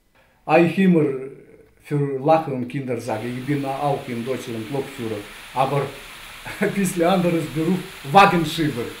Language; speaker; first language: German; non-native, learner; Russian